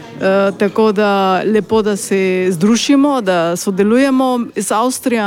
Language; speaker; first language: Slovenian; non-native, learner; Spanish